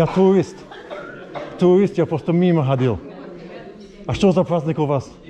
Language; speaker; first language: Russian; non-native, learner; English